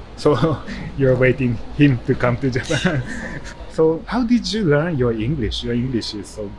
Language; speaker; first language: English; non-native, fluent; Japanese